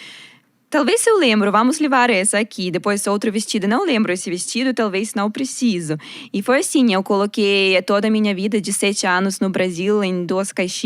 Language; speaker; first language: Portuguese; non-native, learner; Russian